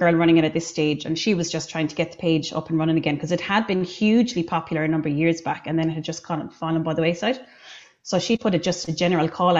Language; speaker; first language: English; native; English